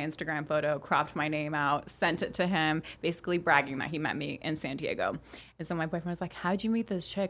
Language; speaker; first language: English; non-native, fluent; Polish